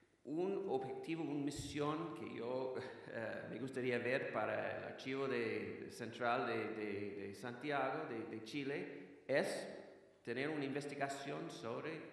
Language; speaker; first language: Spanish; non-native, fluent; English